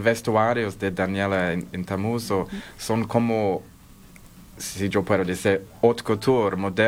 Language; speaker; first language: Spanish; non-native, learner; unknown